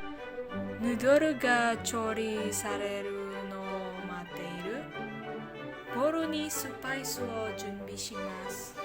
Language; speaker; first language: Japanese; non-native, learner; Indonesian